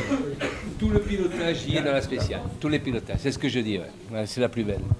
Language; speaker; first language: French; native; French